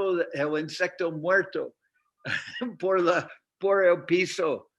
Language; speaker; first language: Spanish; non-native, fluent; English